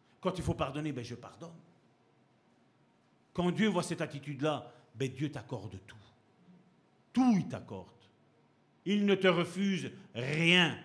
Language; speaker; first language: French; native; French